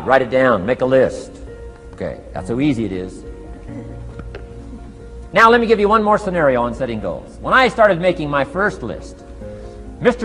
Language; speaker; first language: English; native; English